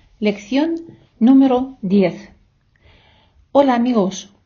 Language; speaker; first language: Spanish; non-native, fluent; Ukrainian